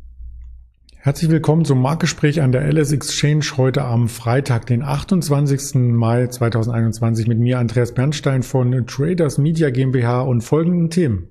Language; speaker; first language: German; native; German